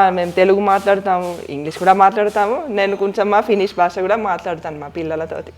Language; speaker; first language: Telugu; non-native, fluent; Finnish